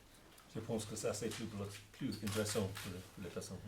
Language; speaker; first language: French; non-native, learner; English